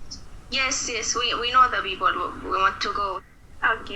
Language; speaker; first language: English; non-native, learner; Arabic